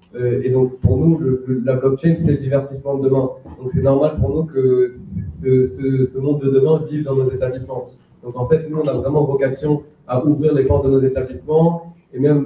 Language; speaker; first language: French; native; French